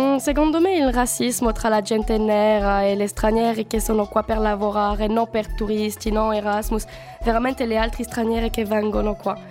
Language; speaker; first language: Italian; non-native, learner; French